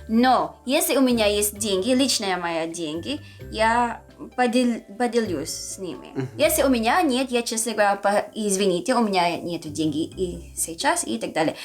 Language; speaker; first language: Russian; non-native, learner; Filipino